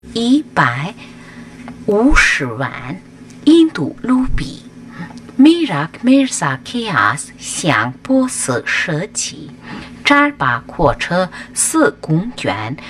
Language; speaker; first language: Chinese; non-native, fluent; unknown